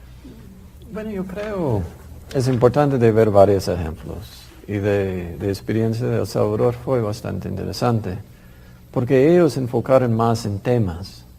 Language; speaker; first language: Spanish; non-native, fluent; English